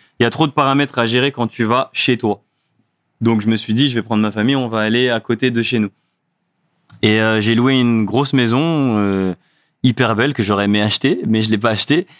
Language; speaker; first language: French; early bilingual, other home language; Fula